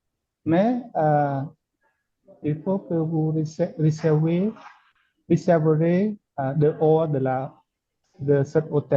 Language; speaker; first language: French; non-native, learner; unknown